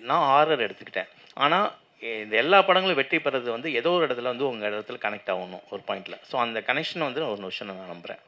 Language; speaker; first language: Tamil; native; Tamil